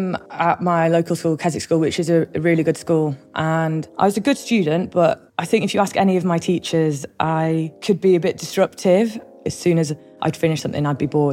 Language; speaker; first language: English; native; English